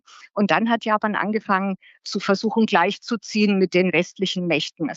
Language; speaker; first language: German; native; German